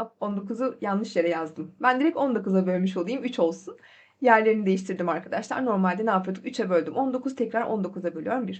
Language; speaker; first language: Turkish; native; Turkish